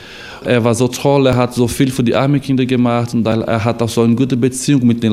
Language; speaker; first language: German; non-native, learner; Portuguese